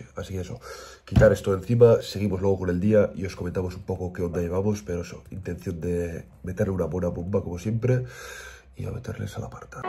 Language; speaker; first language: Spanish; native; Spanish